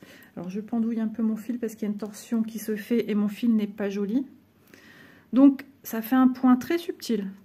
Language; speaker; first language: French; native; French